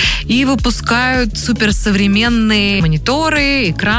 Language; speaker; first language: Russian; native; Russian